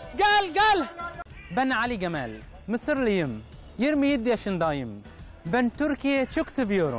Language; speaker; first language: Turkish; non-native, learner; Arabic